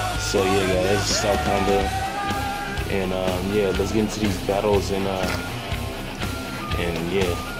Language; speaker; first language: English; native; English